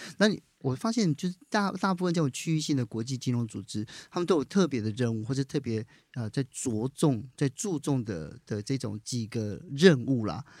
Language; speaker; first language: Chinese; native; Chinese